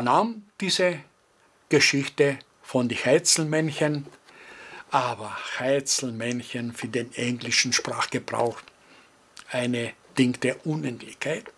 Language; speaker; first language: German; non-native, fluent; Greek